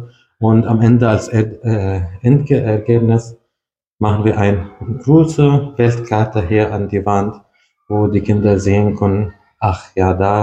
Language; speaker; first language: German; non-native, fluent; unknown